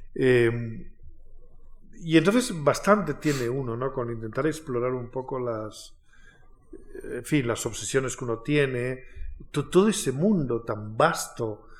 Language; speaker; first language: Spanish; native; Spanish